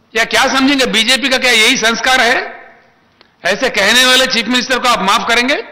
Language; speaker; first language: Hindi; non-native, local second language; Telugu